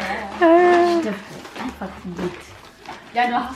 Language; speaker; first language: German; early bilingual, other home language; Filipino